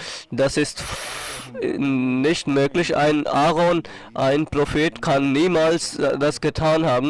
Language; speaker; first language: German; non-native, fluent; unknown